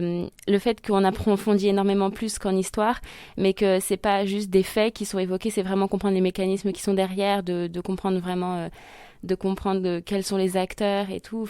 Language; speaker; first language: French; native; French